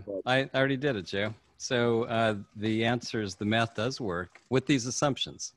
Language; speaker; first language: English; native; English